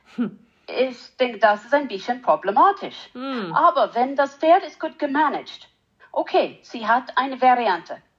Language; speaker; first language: German; non-native, learner; English